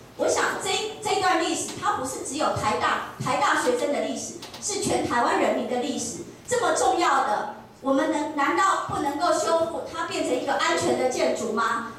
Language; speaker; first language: Chinese; native; Chinese